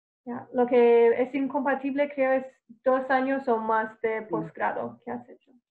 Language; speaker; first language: Spanish; non-native, fluent; English